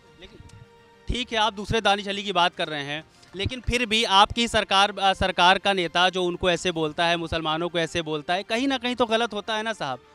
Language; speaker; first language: Hindi; native; Hindi